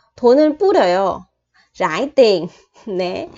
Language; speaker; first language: Korean; non-native, fluent; Vietnamese